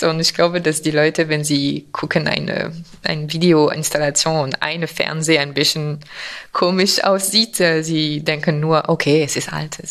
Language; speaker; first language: German; non-native, fluent; French